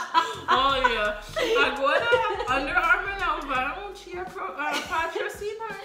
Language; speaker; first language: Portuguese; non-native, fluent; English